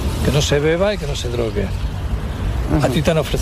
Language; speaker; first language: Spanish; native; Spanish